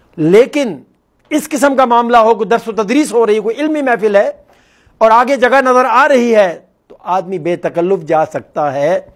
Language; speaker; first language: Urdu; non-native, local second language; Northern Hindko